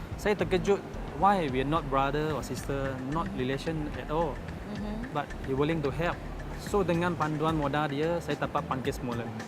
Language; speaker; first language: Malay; non-native, local second language; Chinese